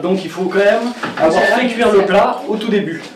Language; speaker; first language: French; native; French